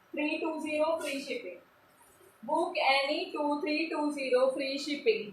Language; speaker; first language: Hindi; non-native, local second language; Marathi